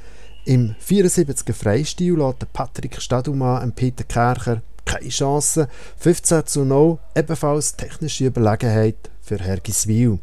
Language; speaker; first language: German; native; German